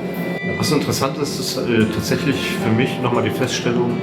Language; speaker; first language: German; native; German